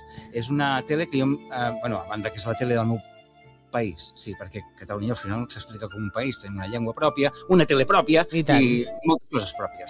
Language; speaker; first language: Catalan; native; Catalan